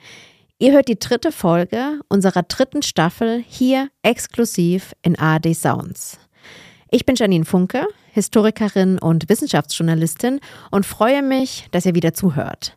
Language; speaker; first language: German; native; German